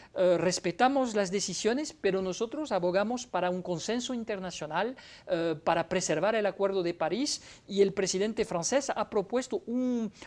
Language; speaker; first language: Spanish; non-native, fluent; French